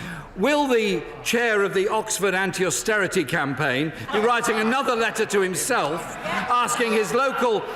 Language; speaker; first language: English; native; English